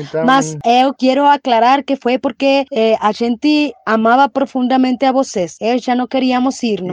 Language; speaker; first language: Portuguese; non-native, fluent; Spanish